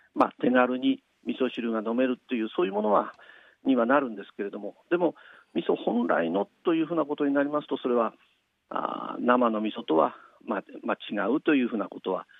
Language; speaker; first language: Japanese; native; Japanese